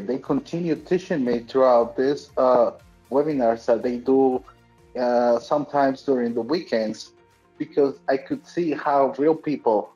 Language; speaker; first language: English; native; English